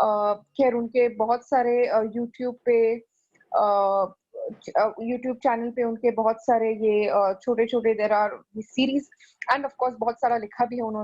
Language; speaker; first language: Hindi; native; Hindi